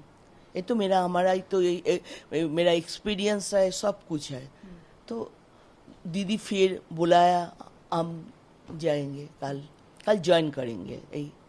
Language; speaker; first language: Hindi; non-native, local second language; Bangla